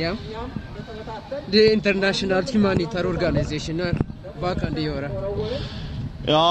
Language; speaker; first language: Norwegian; non-native, learner; Amharic